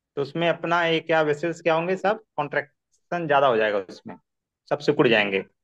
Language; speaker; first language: Hindi; non-native, local second language; Marathi